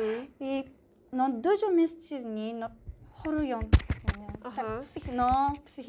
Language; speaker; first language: Polish; non-native, learner; Japanese